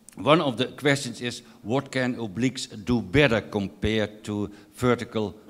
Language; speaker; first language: English; non-native, fluent; Dutch